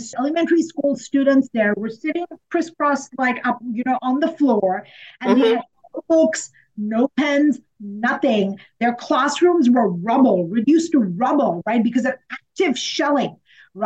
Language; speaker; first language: English; non-native, local second language; Sinhala